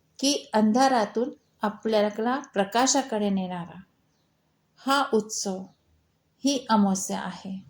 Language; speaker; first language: Marathi; non-native, local second language; Hindi